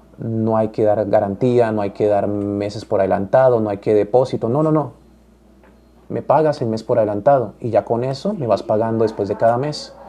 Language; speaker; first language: Spanish; native; Spanish